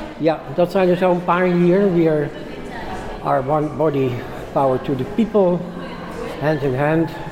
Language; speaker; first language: Dutch; native; Dutch